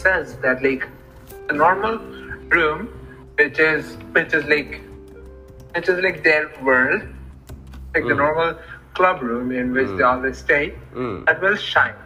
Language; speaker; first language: English; non-native, learner; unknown